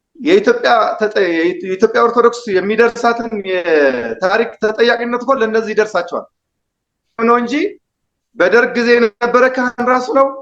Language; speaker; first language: Amharic; non-native, local second language; Tigrinya